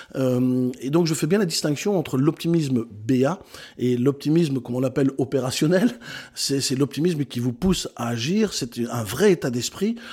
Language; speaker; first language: French; native; French